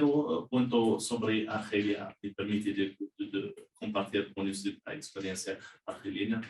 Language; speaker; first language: Spanish; non-native, learner; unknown